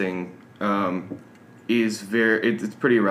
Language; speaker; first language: English; native; English